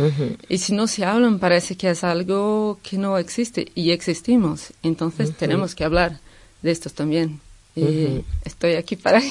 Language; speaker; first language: Spanish; non-native, fluent; Portuguese